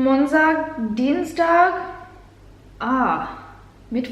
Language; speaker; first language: German; non-native, learner; English